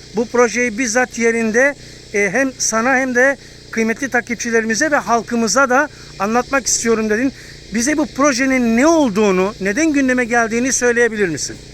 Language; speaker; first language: Turkish; native; Turkish